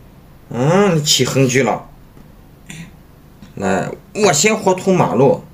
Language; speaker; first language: Chinese; native; Chinese